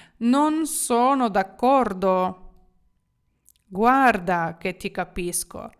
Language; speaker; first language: Italian; non-native, fluent; Ukrainian